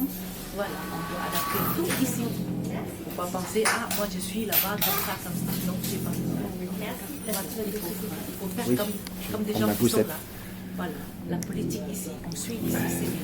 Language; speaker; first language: French; early bilingual, other home language; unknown